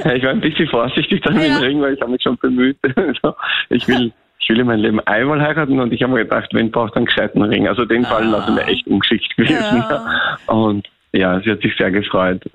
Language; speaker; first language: German; native; German